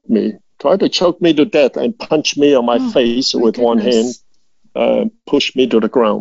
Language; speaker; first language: English; non-native, local second language; Cantonese